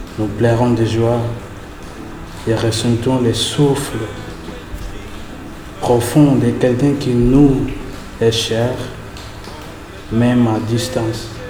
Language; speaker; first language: French; non-native, learner; Kongo